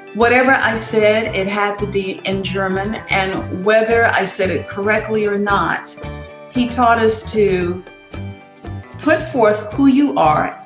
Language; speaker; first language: English; native; English